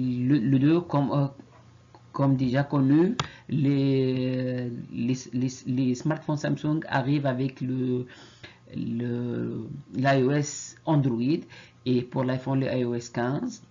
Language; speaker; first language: French; non-native, fluent; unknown